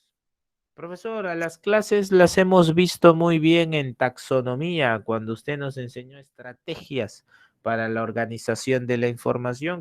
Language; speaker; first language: Spanish; native; Spanish